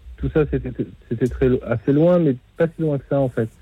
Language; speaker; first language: French; native; French